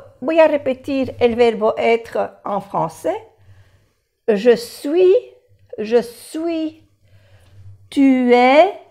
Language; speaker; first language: French; non-native, fluent; Spanish